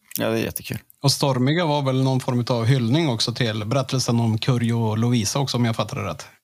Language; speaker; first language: Swedish; native; Swedish